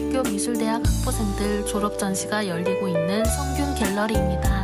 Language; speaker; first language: Korean; native; Korean